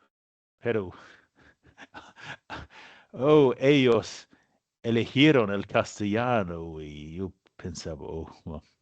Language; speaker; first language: Spanish; non-native, learner; English